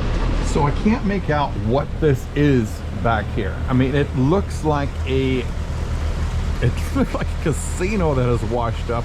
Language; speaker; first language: English; native; English